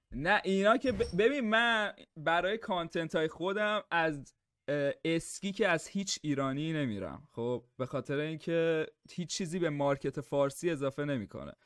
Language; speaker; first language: Persian; native; Persian